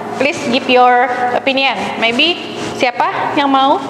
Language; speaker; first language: English; non-native, fluent; Indonesian